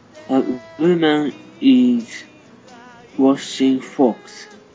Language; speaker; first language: English; non-native, learner; Japanese